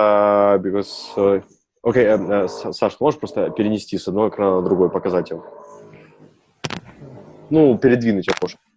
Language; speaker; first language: Russian; native; Russian